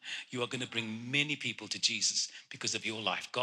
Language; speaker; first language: English; non-native, local second language; Afrikaans